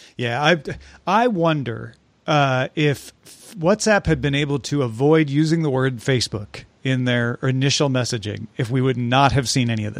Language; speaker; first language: English; native; English